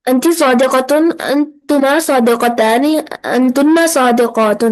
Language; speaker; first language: Arabic; non-native, learner; Urdu